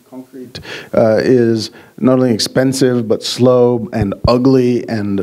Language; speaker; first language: English; native; English